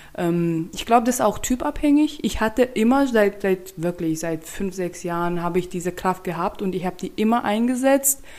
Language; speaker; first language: German; non-native, fluent; Turkmen